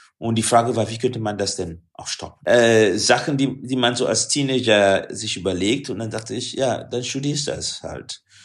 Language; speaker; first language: German; non-native, fluent; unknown